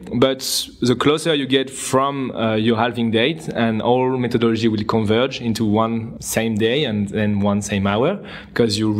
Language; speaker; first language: English; non-native, fluent; French